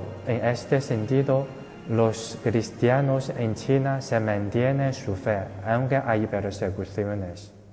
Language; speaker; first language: Spanish; non-native, fluent; Chinese